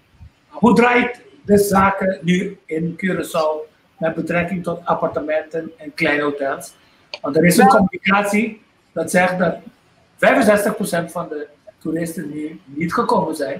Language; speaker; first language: Dutch; non-native, local second language; Papiamento